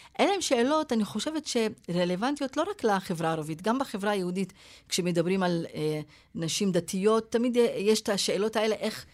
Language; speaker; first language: Hebrew; non-native, local second language; Arabic